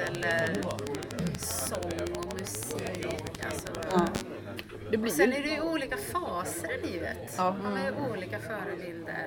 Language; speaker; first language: Swedish; native; Swedish